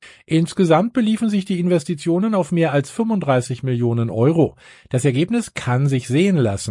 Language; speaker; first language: German; native; German